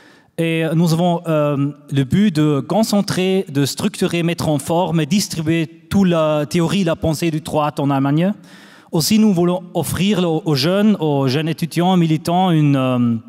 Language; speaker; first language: French; non-native, fluent; German